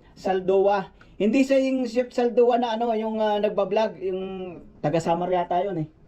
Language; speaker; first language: Filipino; native; Filipino